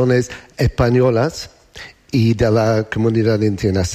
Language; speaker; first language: Spanish; non-native, learner; English